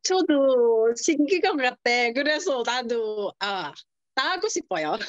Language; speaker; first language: Korean; non-native, learner; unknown